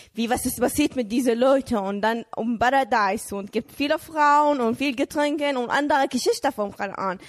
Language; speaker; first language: German; non-native, learner; Arabic